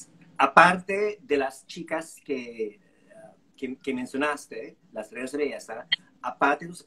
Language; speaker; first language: Spanish; non-native, fluent; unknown